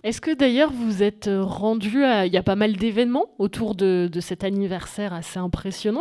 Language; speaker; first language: French; native; French